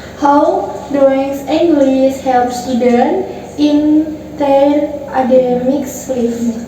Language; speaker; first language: English; non-native, learner; Indonesian